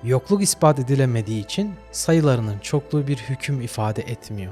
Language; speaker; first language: Turkish; native; Turkish